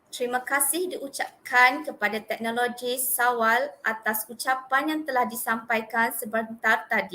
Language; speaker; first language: Malay; native; Malay